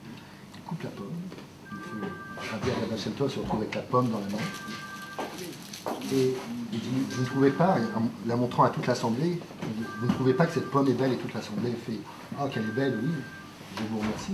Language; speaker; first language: French; native; French